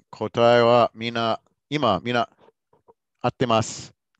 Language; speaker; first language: Japanese; non-native, fluent; English